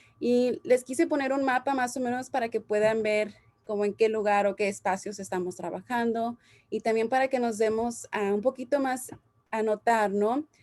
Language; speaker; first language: Spanish; early bilingual, heritage; Spanish